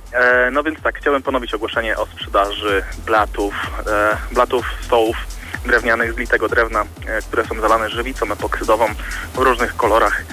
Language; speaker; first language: Polish; native; Polish